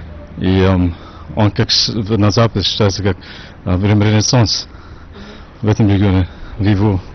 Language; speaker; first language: Russian; non-native, local second language; Uzbek